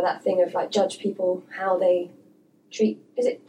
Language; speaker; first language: English; native; English